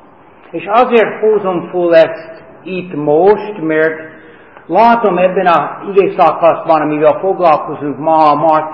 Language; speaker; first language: Hungarian; non-native, fluent; English